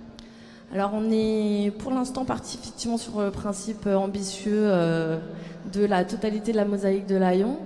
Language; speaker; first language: French; native; French